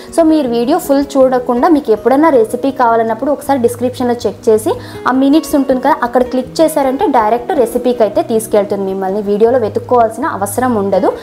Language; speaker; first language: Telugu; non-native, local second language; Kannada